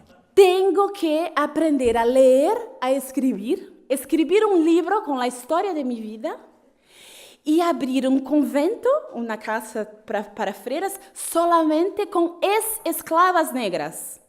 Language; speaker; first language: Spanish; non-native, fluent; Portuguese